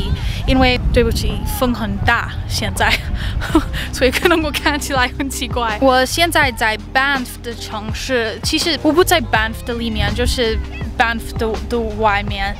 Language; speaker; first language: Chinese; non-native, learner; English